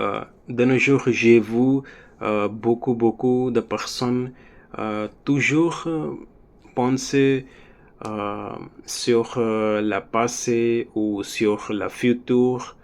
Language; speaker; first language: French; non-native, learner; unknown